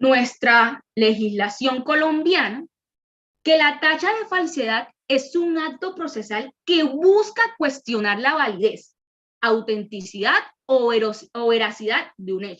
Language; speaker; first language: Spanish; native; Spanish